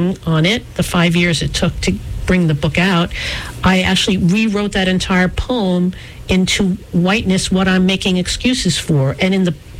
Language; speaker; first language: English; native; English